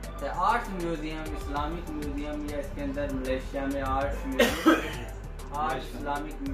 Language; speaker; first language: English; non-native, learner; Urdu